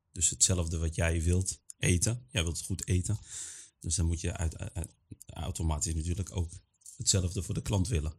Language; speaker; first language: Dutch; early bilingual, other home language; Arabic